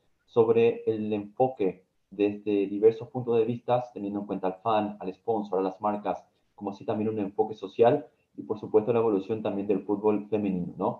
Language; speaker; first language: Spanish; native; Spanish